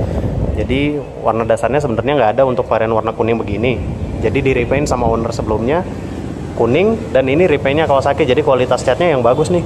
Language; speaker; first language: Indonesian; native; Indonesian